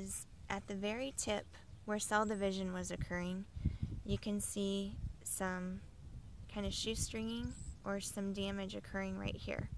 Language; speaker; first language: English; native; English